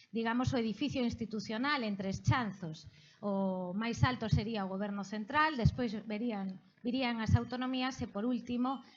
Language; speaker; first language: Galician; non-native, local second language; Spanish